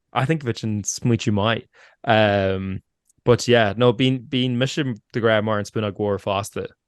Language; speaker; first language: Irish; native; Irish